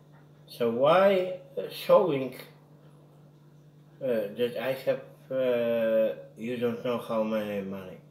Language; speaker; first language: English; non-native, learner; Polish